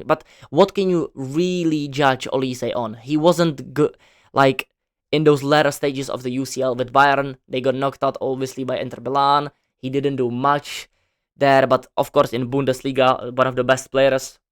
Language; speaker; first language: English; non-native, fluent; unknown